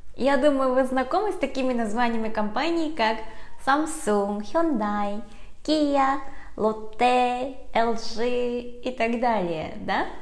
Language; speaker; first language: Russian; early bilingual, other home language; Korean